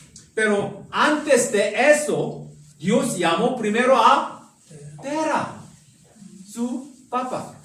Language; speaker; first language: Spanish; non-native, learner; Korean